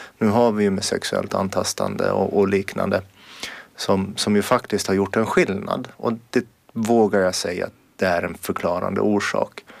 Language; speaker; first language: Swedish; native; Swedish